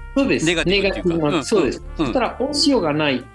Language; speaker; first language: Japanese; non-native, learner; Spanish